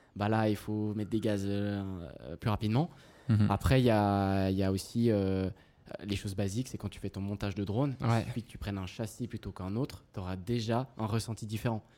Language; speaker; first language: French; native; French